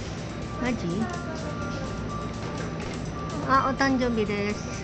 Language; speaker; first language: Japanese; non-native, learner; Filipino